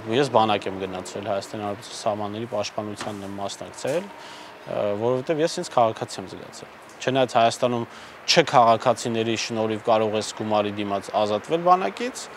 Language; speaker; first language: Armenian; non-native, local second language; Kurdish